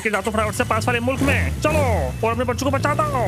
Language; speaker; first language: Hindi; native; Hindi